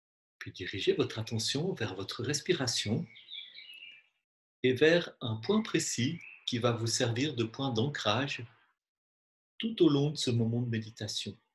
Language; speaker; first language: French; native; French